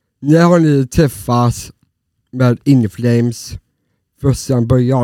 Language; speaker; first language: Swedish; non-native, learner; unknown